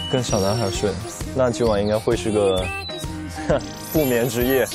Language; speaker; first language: Chinese; native; Chinese